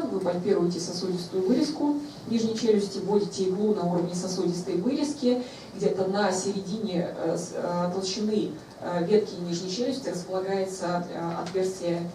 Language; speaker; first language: Russian; native; Russian